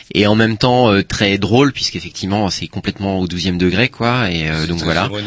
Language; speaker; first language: French; native; French